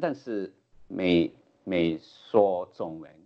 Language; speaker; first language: Chinese; non-native, learner; Japanese